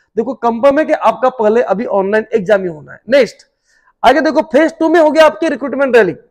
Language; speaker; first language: Hindi; non-native, local second language; Marathi